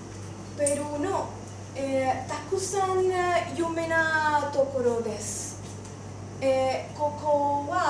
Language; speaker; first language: Japanese; non-native, learner; Spanish